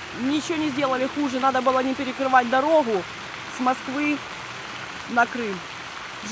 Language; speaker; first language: Russian; native; Russian